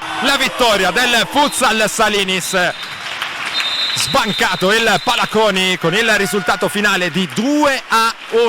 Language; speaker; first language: Italian; native; Italian